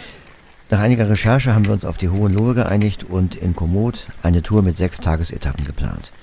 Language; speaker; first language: German; native; German